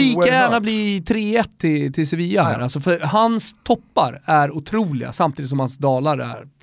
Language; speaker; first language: Swedish; native; Swedish